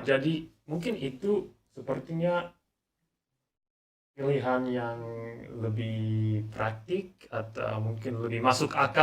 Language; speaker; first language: Indonesian; non-native, learner; English